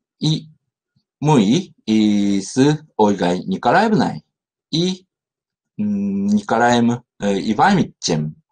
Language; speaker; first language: Russian; non-native, learner; Japanese